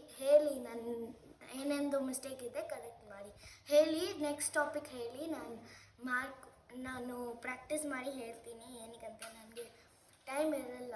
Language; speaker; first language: Kannada; non-native, local second language; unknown